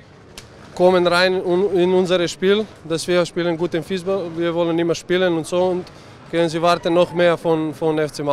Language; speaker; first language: German; non-native, learner; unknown